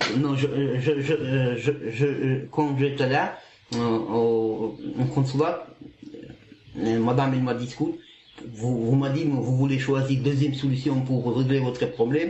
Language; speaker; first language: French; non-native, learner; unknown